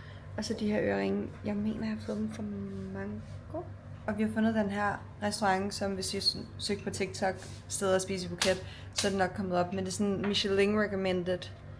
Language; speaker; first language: Danish; native; Danish